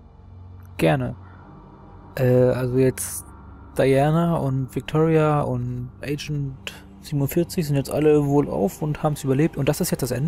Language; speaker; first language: German; native; German